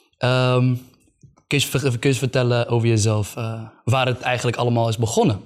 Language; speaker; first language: Dutch; early bilingual, other home language; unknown